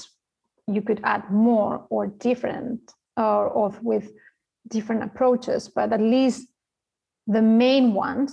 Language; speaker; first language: English; non-native, fluent; Spanish